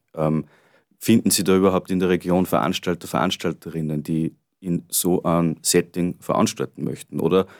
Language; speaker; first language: German; native; German